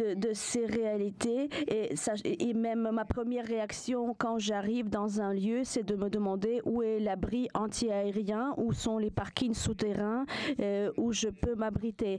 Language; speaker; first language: French; non-native, fluent; Ukrainian